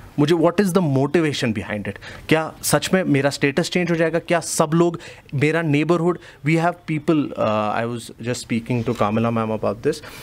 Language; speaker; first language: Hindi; non-native, local second language; Kashmiri